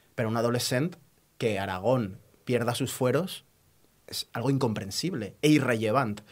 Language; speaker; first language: Spanish; non-native, local second language; Catalan